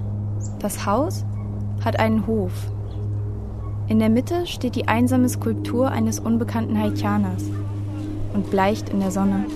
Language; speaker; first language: German; native; German